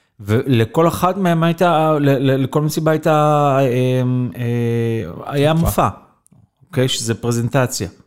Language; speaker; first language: Hebrew; native; Hebrew